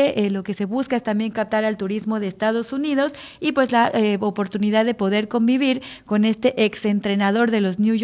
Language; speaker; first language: Spanish; native; Spanish